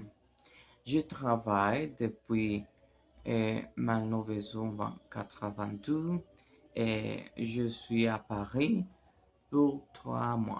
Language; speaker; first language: French; non-native, learner; Spanish